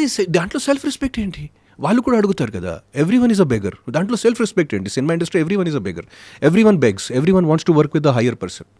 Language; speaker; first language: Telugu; non-native, fluent; Hindi